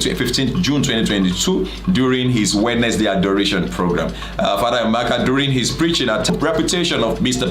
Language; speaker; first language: English; non-native, local second language; Yoruba